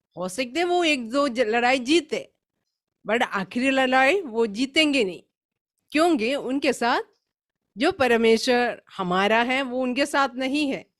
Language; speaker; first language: Hindi; non-native, local second language; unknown